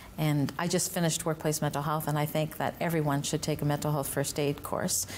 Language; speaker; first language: English; native; English